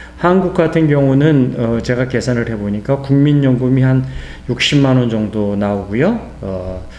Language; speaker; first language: Korean; native; Korean